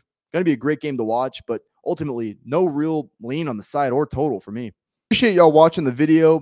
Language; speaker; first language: English; native; English